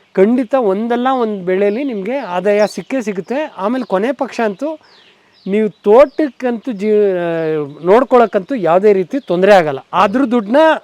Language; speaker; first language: Kannada; native; Kannada